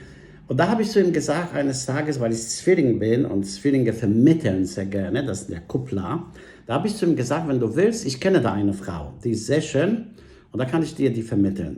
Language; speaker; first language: German; non-native, fluent; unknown